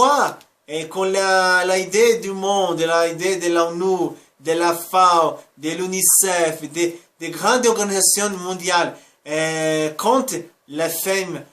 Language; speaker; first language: French; non-native, learner; Spanish